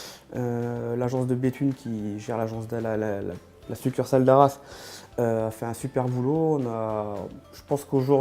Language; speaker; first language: French; native; French